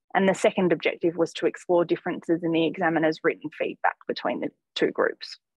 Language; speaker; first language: English; native; English